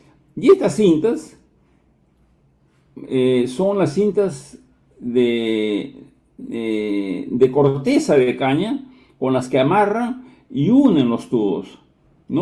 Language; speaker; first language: Spanish; native; Spanish